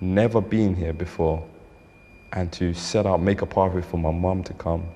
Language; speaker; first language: English; native; English